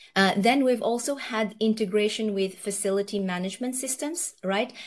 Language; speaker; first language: English; early bilingual, other home language; Nepali